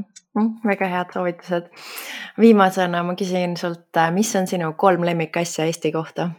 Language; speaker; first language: Estonian; native; Estonian